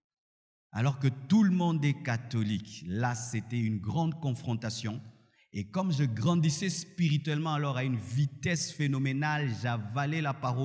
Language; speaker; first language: French; non-native, local second language; Lingala